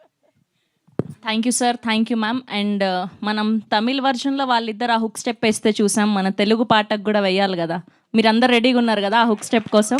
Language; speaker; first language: Telugu; native; Telugu